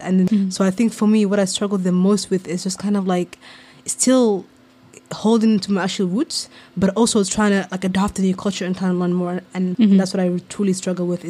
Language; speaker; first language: English; non-native, local second language; Somali